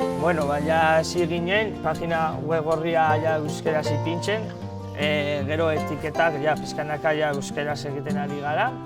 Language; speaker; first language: Basque; non-native, local second language; Spanish